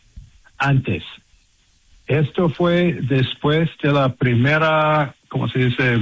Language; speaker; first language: Spanish; non-native, learner; English